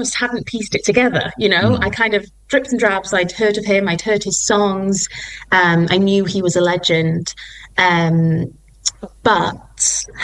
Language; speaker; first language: English; non-native, local second language; Welsh